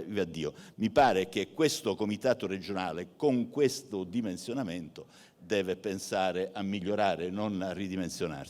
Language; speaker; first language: Italian; native; Italian